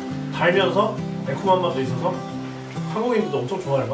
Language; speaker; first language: Korean; native; Korean